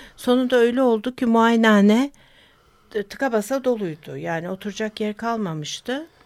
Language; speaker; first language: Turkish; native; Turkish